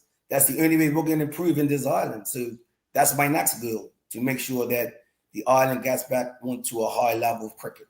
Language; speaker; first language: English; native; English